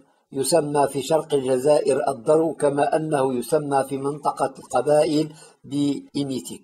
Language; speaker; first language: Arabic; native; Arabic